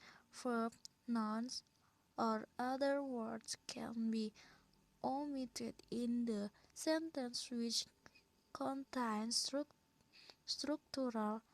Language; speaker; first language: English; non-native, learner; Indonesian